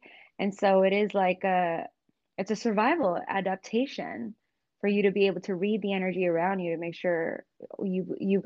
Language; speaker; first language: English; native; English